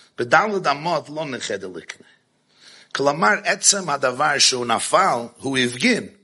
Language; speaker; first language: Hebrew; non-native, fluent; English